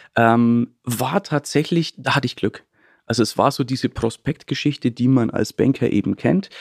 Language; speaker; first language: German; native; German